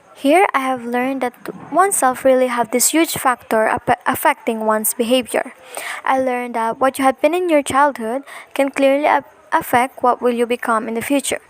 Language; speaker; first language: English; non-native, local second language; Filipino